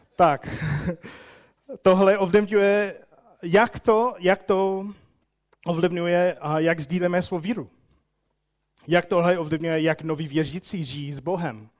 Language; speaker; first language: Czech; non-native, fluent; English